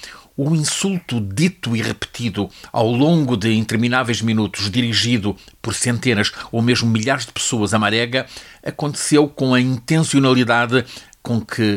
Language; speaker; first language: Portuguese; native; Portuguese